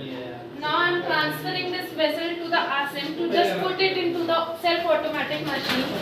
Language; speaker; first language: English; non-native, local second language; Hindi